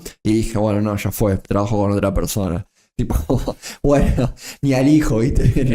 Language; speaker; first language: Spanish; native; Spanish